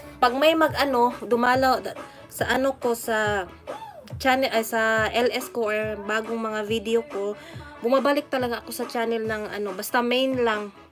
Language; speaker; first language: Filipino; non-native, local second language; Cebuano